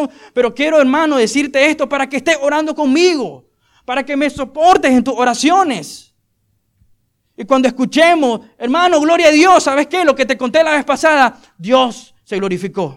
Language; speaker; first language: Spanish; native; Spanish